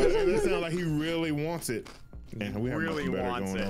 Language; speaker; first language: English; native; English